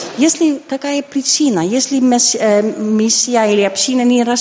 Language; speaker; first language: Russian; non-native, learner; Dutch